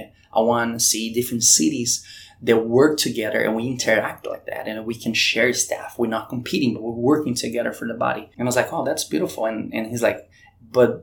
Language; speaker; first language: English; non-native, fluent; Portuguese